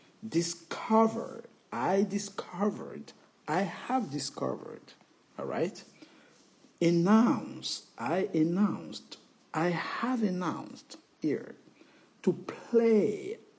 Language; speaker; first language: English; non-native, fluent; French